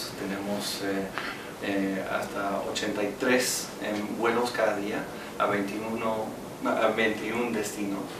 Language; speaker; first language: Spanish; non-native, fluent; English